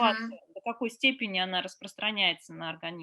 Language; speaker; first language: Russian; native; Russian